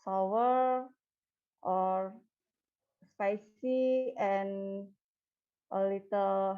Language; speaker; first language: English; non-native, learner; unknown